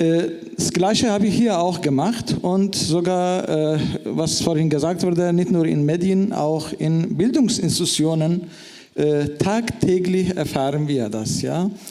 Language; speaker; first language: German; non-native, fluent; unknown